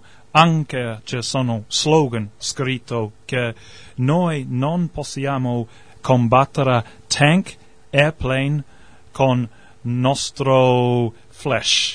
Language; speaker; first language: Italian; non-native, learner; English